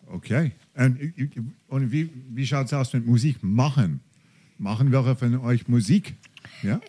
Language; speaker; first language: German; non-native, fluent; English